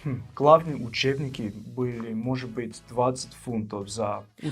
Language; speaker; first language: Russian; non-native, fluent; English